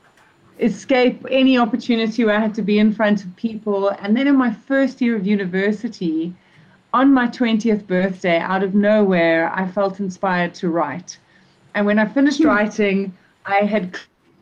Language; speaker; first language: English; native; English